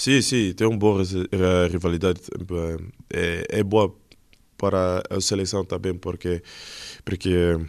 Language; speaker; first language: Portuguese; non-native, learner; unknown